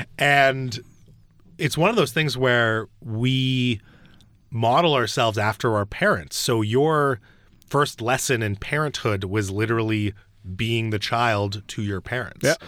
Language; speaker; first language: English; early bilingual, other home language; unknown